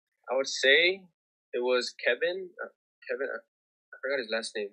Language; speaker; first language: English; early bilingual, other home language; Spanish